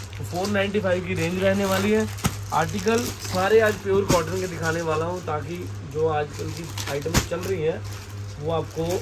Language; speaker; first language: Hindi; non-native, local second language; Punjabi